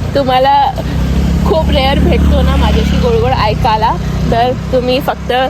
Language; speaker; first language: Marathi; non-native, local second language; Garhwali